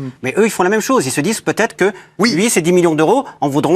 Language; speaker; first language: French; native; French